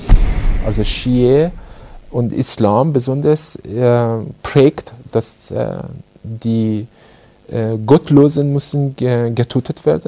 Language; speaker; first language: German; non-native, learner; Persian